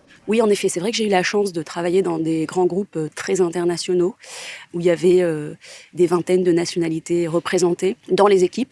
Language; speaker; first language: French; native; French